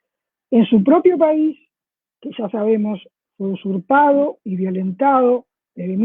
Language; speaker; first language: Spanish; native; Spanish